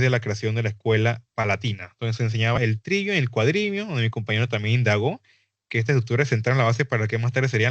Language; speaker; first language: Spanish; native; Spanish